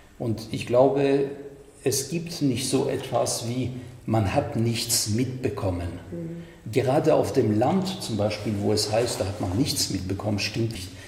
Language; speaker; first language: German; non-native, fluent; French